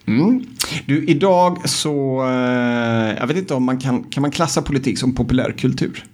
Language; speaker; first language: Swedish; native; Swedish